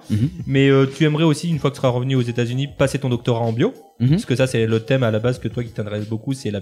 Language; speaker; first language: French; native; French